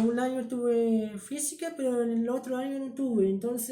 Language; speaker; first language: Spanish; early bilingual, heritage; Spanish